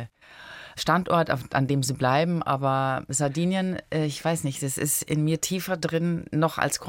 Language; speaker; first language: German; early bilingual, other home language; Italian